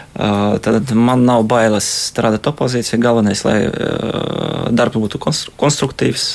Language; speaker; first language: Latvian; non-native, local second language; Russian